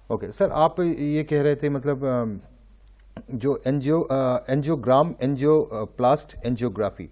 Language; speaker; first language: Hindi; non-native, local second language; Bangla